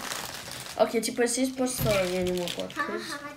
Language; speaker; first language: Russian; early bilingual, heritage; English